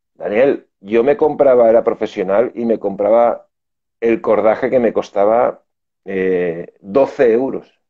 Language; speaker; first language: Spanish; native; Spanish